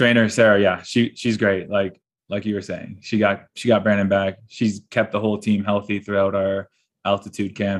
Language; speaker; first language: English; native; English